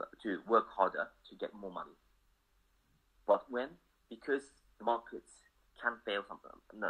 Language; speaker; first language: English; non-native, fluent; Japanese